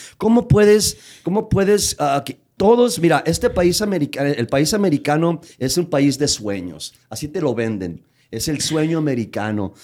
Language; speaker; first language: Spanish; native; Spanish